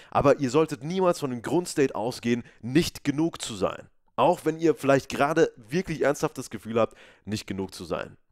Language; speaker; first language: German; native; German